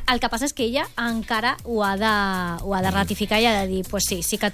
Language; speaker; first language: Catalan; native; Catalan